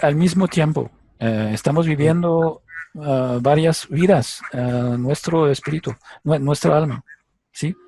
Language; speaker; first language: Spanish; non-native, learner; French